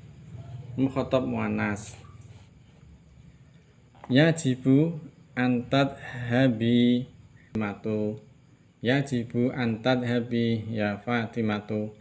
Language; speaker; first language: Arabic; non-native, fluent; Indonesian